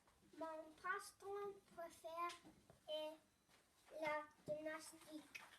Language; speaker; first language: French; non-native, learner; English